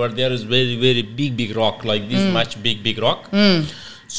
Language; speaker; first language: English; non-native, learner; Persian